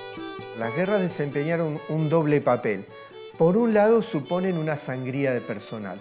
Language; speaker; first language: Spanish; native; Spanish